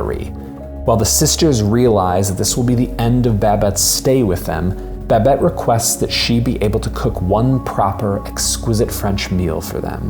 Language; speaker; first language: English; native; English